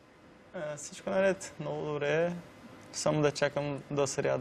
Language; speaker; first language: Bulgarian; non-native, learner; Portuguese